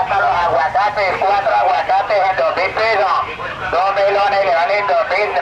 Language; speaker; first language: Spanish; native; Spanish